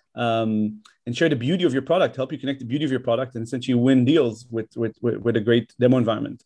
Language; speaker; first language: English; non-native, fluent; Hebrew